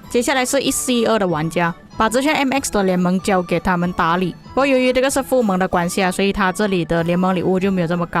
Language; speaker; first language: Chinese; native; Chinese